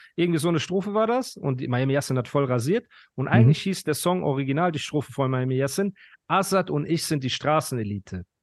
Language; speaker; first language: German; early bilingual, other home language; Persian